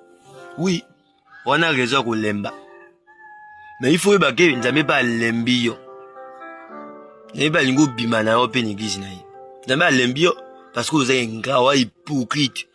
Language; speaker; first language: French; non-native, local second language; Lingala